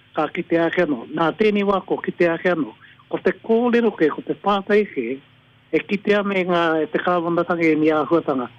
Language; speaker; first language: Māori; native; Māori